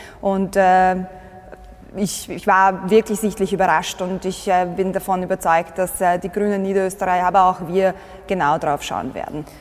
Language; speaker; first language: German; early bilingual, other home language; Bosnian